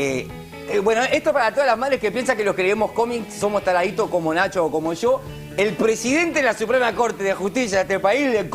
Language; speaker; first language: Spanish; native; Spanish